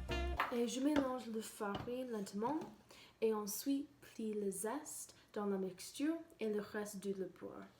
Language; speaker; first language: French; non-native, learner; English